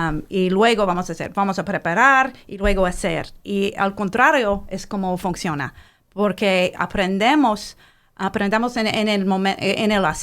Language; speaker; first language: Spanish; non-native, fluent; English